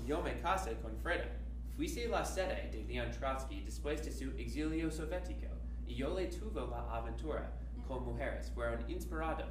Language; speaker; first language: Spanish; non-native, learner; English